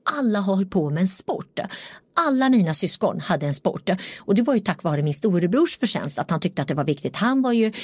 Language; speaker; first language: Swedish; early bilingual, other home language; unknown